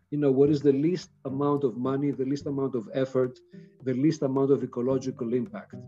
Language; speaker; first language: English; non-native, fluent; Greek